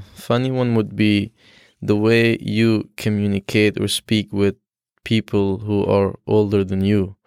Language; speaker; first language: English; non-native, learner; Persian